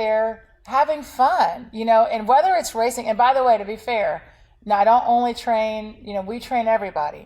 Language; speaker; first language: English; native; English